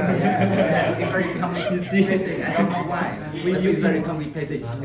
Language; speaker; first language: English; non-native, learner; Vietnamese